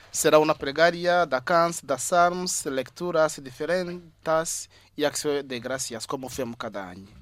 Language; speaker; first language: Catalan; non-native, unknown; Kinyarwanda